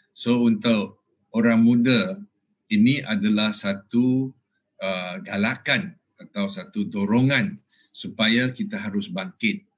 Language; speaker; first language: Malay; non-native, local second language; Chinese